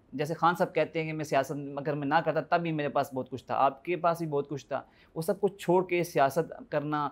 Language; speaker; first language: Urdu; native; Urdu